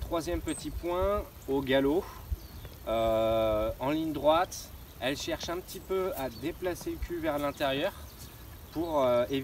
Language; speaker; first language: French; native; French